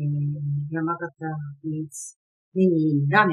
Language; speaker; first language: English; non-native, learner; Japanese